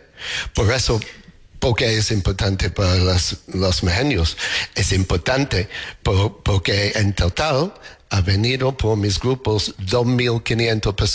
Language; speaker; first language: Spanish; non-native, learner; English